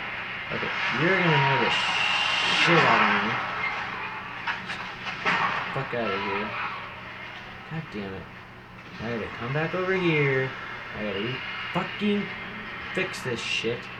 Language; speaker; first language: English; native; English